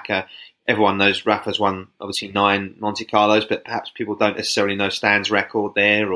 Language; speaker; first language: English; native; English